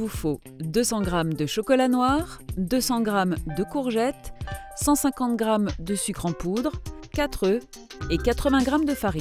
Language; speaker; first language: French; native; French